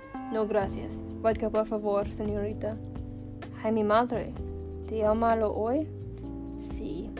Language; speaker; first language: Spanish; non-native, learner; English